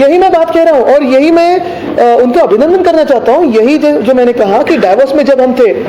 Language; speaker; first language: Hindi; non-native, local second language; Marathi